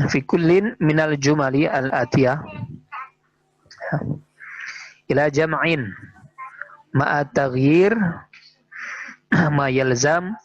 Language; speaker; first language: Arabic; non-native, fluent; Indonesian